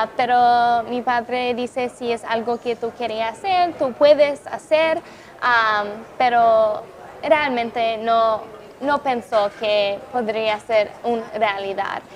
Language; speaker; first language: Spanish; non-native, fluent; English